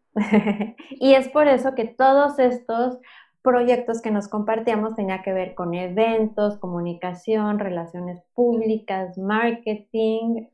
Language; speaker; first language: Spanish; native; Spanish